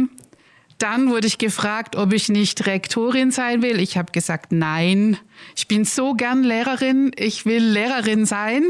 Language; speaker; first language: German; native; German